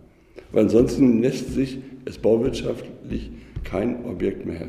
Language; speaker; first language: German; native; German